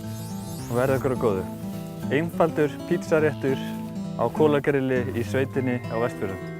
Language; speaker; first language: Icelandic; native; Icelandic